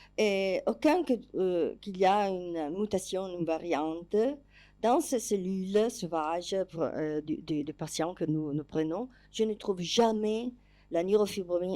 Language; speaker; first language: French; non-native, learner; Italian